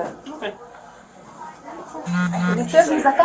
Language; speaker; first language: English; non-native, learner; Arabic